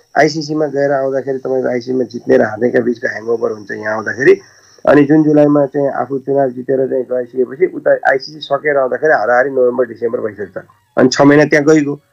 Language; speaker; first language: Nepali; native; Nepali